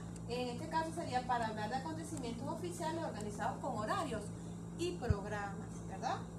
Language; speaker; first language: Spanish; native; Spanish